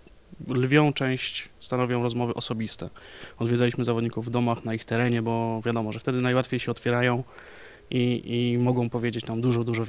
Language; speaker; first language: Polish; native; Polish